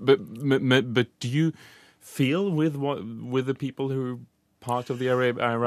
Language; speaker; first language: English; non-native, fluent; Norwegian